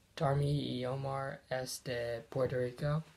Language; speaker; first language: Spanish; non-native, learner; English